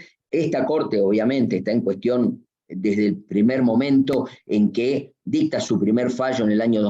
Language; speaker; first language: Spanish; native; Spanish